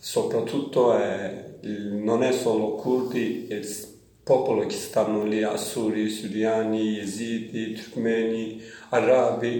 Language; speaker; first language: Italian; non-native, learner; Kurdish